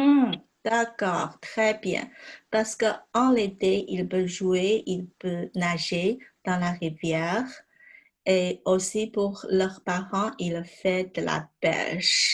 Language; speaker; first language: French; non-native, fluent; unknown